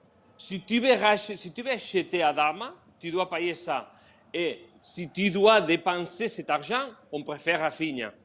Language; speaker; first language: French; non-native, fluent; Spanish